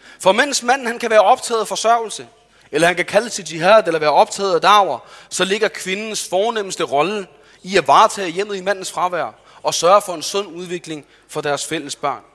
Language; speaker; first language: Danish; early bilingual, other home language; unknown